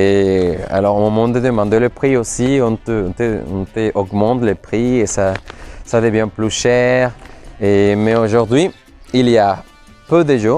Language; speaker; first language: French; non-native, fluent; Spanish